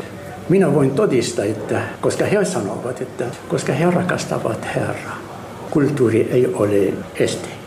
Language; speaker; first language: Finnish; non-native, fluent; Arabic